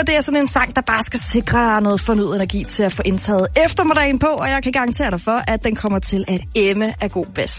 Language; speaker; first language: Danish; native; Danish